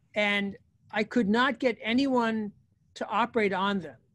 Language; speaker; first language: English; native; English